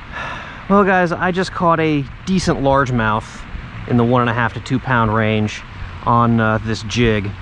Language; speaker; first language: English; native; English